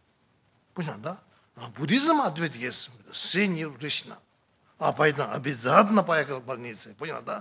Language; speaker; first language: Russian; non-native, learner; Tibetan